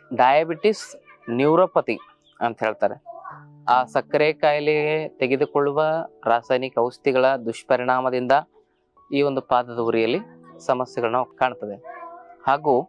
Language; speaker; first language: Kannada; native; Kannada